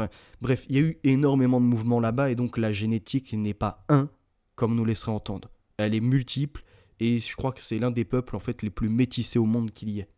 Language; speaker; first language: French; native; French